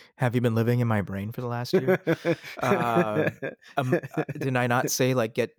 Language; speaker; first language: English; native; English